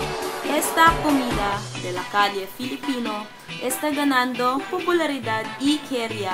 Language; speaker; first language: Spanish; non-native, learner; Filipino